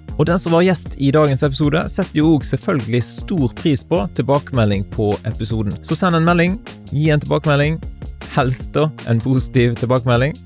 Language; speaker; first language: Norwegian; native; Norwegian